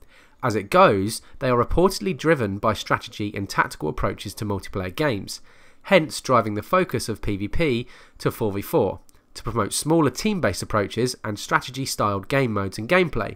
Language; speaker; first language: English; native; English